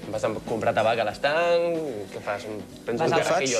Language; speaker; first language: Catalan; native; Catalan